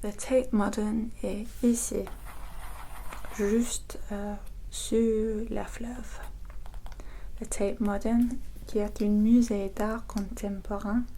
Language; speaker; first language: French; non-native, fluent; English